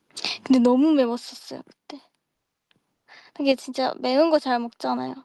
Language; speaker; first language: Korean; non-native, fluent; Japanese